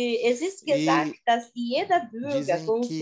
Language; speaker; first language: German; non-native, learner; Portuguese